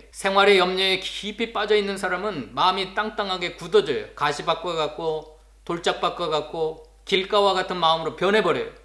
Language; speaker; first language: Korean; native; Korean